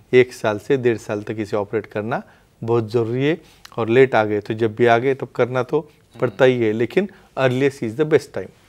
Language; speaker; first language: Hindi; non-native, local second language; Marathi